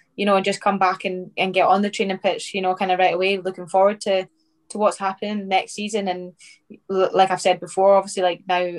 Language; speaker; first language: English; native; English